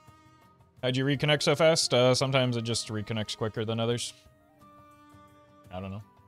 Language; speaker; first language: English; native; English